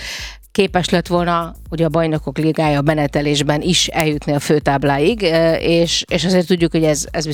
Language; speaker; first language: Hungarian; native; Hungarian